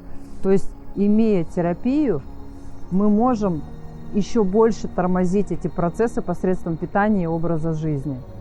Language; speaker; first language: Russian; native; Russian